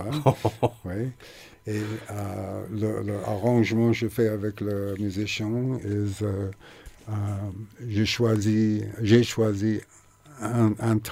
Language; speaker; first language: French; non-native, learner; English